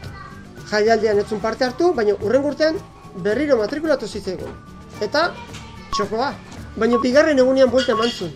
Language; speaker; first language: Basque; native; Basque